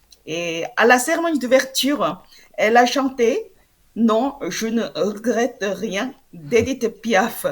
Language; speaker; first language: French; non-native, fluent; Korean